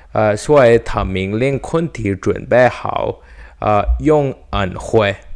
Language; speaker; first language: Chinese; non-native, learner; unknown